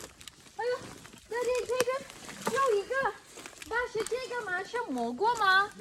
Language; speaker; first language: Chinese; non-native, learner; Filipino